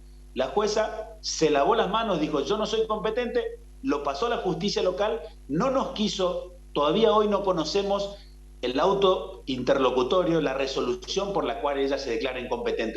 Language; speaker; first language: Spanish; native; Spanish